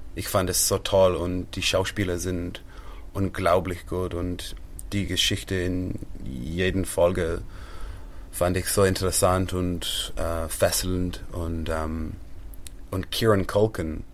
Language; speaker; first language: German; non-native, learner; English